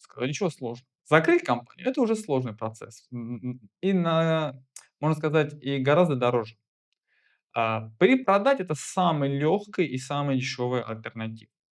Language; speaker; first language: Russian; non-native, fluent; Armenian